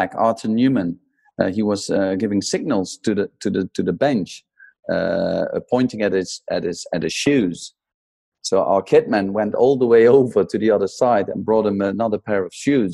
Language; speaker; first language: English; non-native, fluent; Dutch